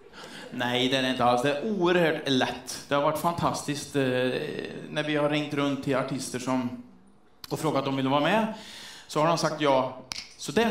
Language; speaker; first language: Swedish; native; Swedish